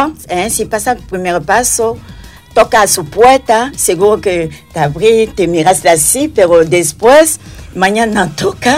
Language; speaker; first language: Spanish; non-native, learner; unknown